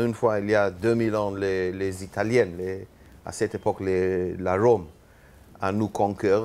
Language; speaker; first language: French; non-native, learner; Hebrew